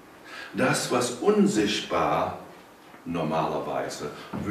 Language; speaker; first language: German; non-native, fluent; English